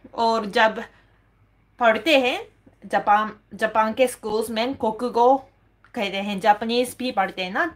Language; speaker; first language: Hindi; non-native, fluent; Japanese